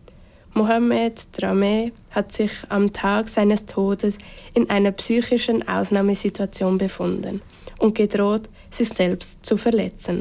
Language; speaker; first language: German; native; German